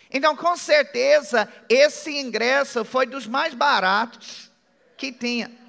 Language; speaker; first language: Portuguese; non-native, fluent; English